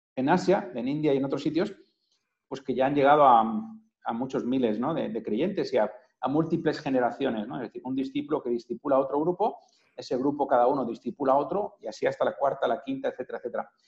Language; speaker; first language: Spanish; native; Spanish